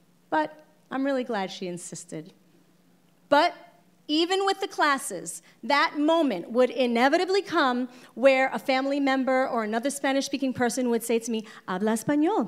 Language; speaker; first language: English; native; English